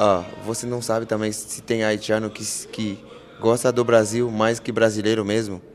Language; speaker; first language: Portuguese; non-native, fluent; Haitian Creole